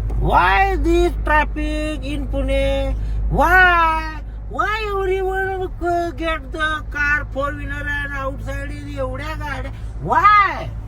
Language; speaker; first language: English; non-native, learner; Marathi